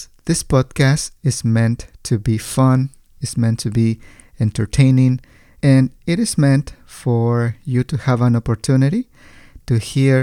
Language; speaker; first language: English; non-native, fluent; Spanish